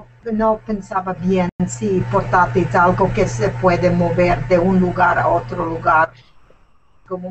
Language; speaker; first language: Spanish; non-native, learner; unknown